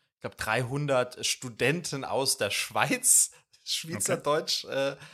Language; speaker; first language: German; early bilingual, other home language; Swedish